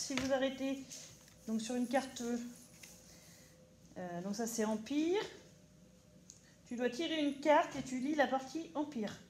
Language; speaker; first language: French; native; French